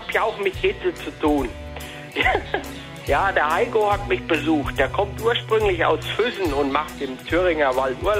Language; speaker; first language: German; native; German